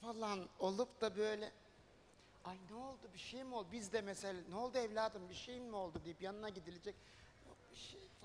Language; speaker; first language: Turkish; native; Turkish